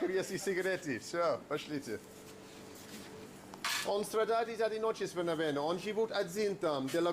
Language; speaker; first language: Russian; non-native, learner; English